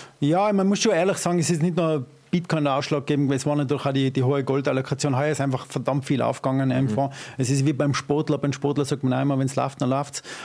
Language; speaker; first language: German; native; German